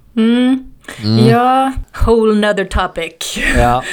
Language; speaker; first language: Swedish; native; Swedish